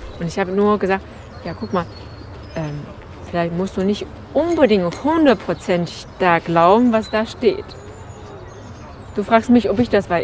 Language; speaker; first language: German; non-native, learner; Chinese